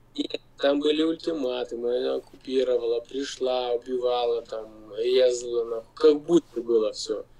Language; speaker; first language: Russian; non-native, local second language; Lithuanian